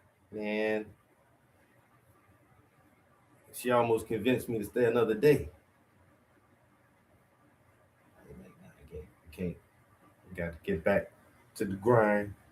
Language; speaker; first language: English; native; English